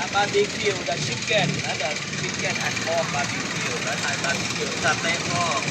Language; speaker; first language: English; non-native, learner; Thai